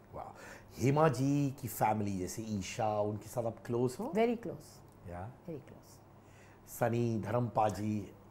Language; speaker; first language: Hindi; native; Hindi